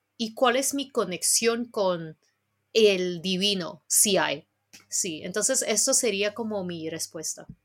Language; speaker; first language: Spanish; non-native, fluent; Cantonese